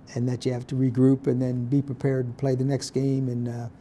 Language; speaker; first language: English; native; English